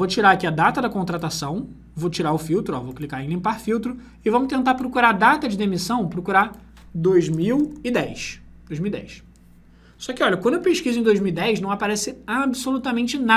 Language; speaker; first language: Portuguese; native; Portuguese